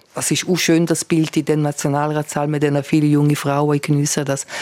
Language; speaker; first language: German; native; German